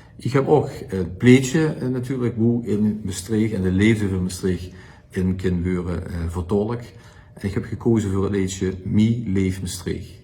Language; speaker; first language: Dutch; native; Dutch